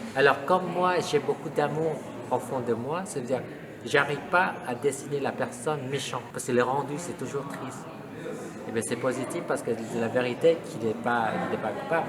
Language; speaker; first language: French; non-native, fluent; Lao